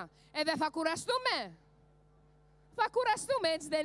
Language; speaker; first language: Greek; early bilingual, heritage; Greek